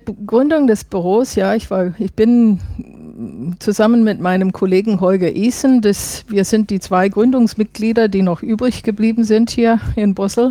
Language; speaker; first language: German; non-native, fluent; English